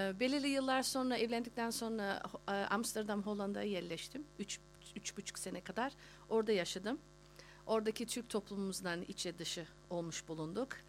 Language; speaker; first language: Turkish; early bilingual, heritage; Turkish